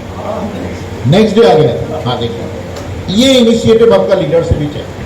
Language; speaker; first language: Hindi; non-native, local second language; Assamese